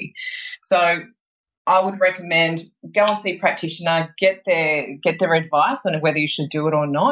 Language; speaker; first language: English; native; English